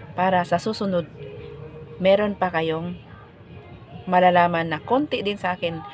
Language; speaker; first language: Filipino; non-native, local second language; Cebuano